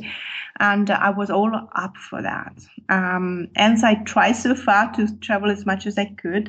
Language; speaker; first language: English; non-native, fluent; Italian